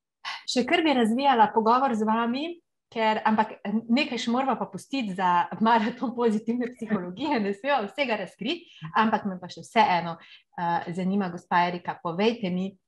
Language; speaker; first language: Slovenian; native; Slovenian